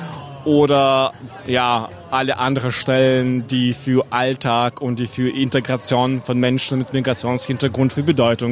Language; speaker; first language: German; non-native, fluent; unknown